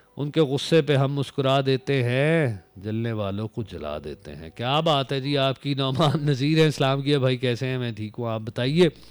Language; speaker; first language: Urdu; non-native, local second language; Punjabi